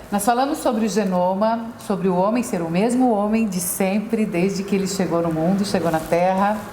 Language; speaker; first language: Portuguese; native; Portuguese